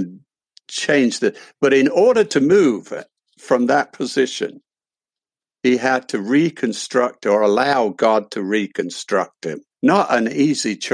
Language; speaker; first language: English; native; English